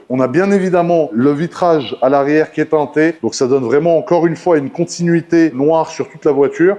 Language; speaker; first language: French; native; French